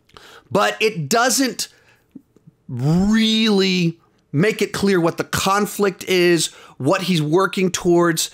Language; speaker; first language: English; native; English